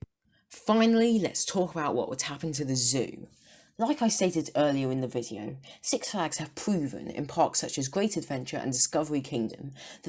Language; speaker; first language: English; native; English